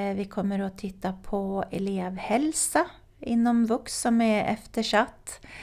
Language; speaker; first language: Swedish; native; Swedish